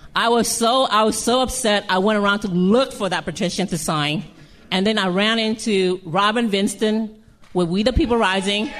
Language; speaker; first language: English; early bilingual, other home language; Lao